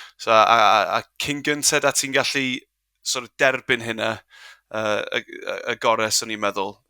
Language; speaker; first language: Welsh; non-native, local second language; English